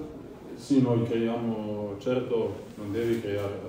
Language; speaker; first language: Italian; non-native, learner; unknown